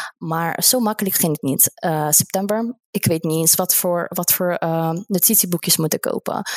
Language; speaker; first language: Dutch; non-native, fluent; Russian